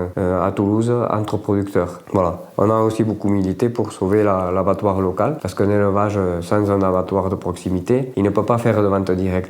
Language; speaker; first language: French; native; French